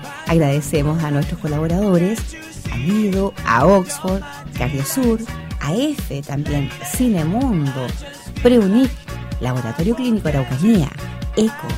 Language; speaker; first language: Spanish; native; Spanish